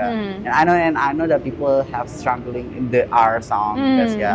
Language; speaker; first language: English; non-native, learner; Indonesian